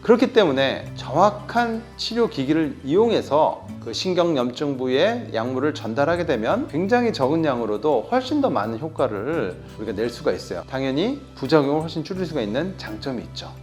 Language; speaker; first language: Korean; native; Korean